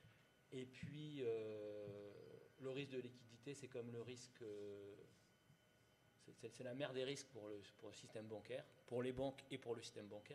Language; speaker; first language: French; native; French